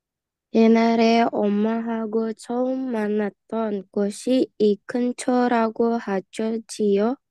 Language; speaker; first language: Korean; non-native, learner; Indonesian